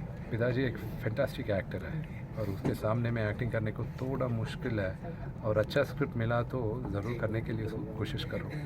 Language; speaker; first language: Hindi; non-native, learner; Telugu